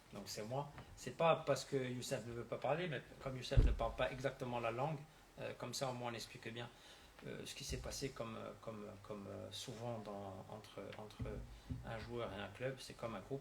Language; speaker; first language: French; native; French